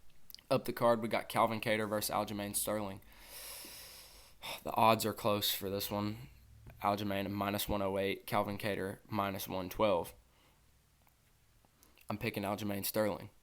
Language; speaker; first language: English; native; English